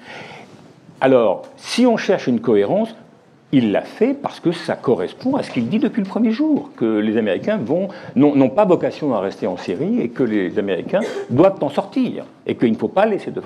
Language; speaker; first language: French; native; French